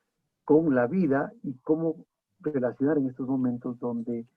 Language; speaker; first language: Spanish; native; Spanish